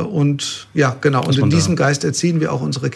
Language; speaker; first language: German; native; German